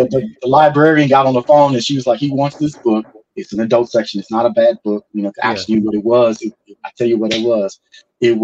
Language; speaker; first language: English; native; English